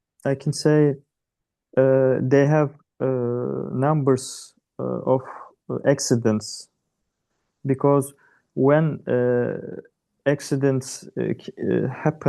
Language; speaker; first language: English; non-native, learner; Turkish